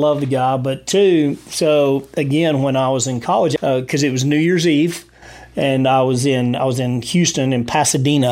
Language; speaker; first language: English; native; English